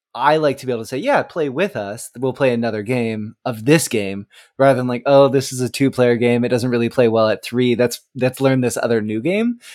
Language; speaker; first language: English; native; English